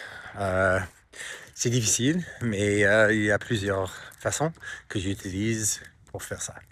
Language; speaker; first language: French; non-native, fluent; English